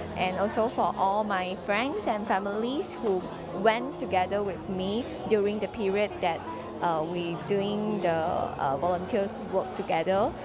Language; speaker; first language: English; non-native, local second language; Chinese